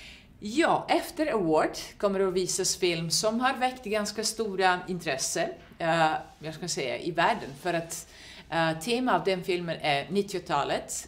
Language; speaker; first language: Swedish; non-native, fluent; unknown